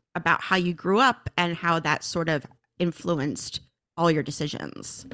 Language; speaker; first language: English; native; English